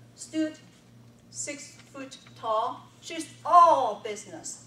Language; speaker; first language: English; non-native, fluent; Chinese